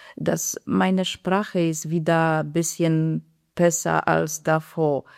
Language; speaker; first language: German; non-native, fluent; Polish